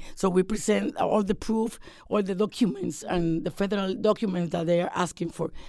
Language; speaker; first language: English; non-native, fluent; Spanish